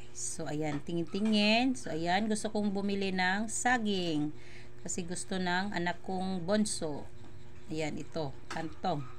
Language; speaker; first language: Filipino; non-native, local second language; Cebuano